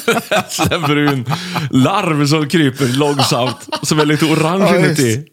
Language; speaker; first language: Swedish; native; Swedish